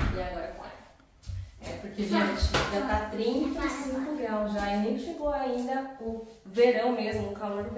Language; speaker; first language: Portuguese; native; Portuguese